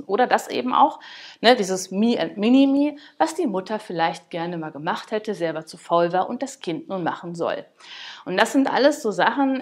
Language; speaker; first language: German; native; German